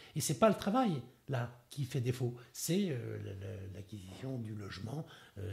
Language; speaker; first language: French; native; French